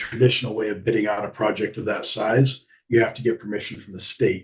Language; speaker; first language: English; native; English